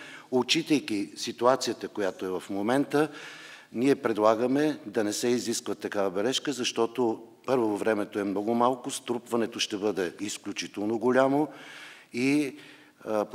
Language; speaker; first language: Bulgarian; native; Bulgarian